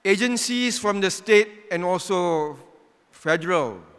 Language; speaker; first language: English; non-native, local second language; Malay